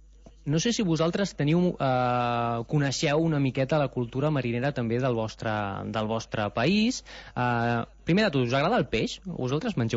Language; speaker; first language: Catalan; native; Catalan